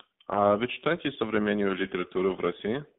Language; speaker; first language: Russian; non-native, learner; English